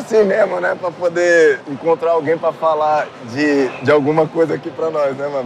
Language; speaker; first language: Portuguese; native; Portuguese